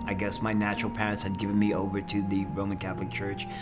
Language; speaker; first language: English; native; English